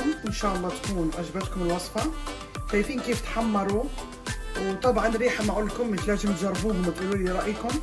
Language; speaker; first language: Arabic; native; Arabic